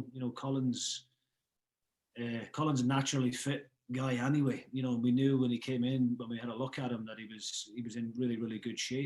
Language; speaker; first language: English; native; English